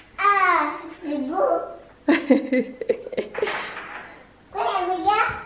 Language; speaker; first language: French; native; French